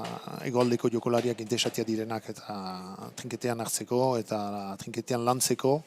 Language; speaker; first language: Basque; native; Basque